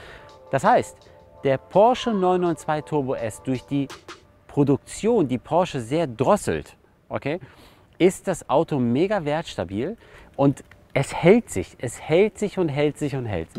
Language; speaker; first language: German; native; German